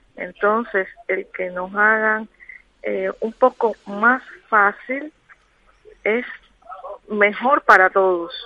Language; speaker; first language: Spanish; native; Spanish